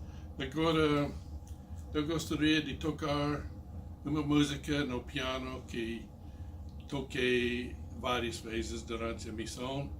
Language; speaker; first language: Portuguese; non-native, fluent; English